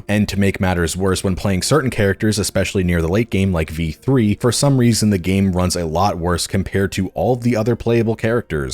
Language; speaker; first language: English; native; English